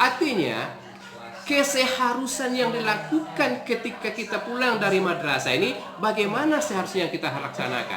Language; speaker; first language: Indonesian; native; Indonesian